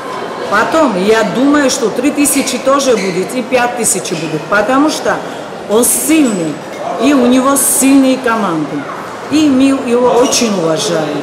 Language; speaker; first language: Russian; non-native, learner; Georgian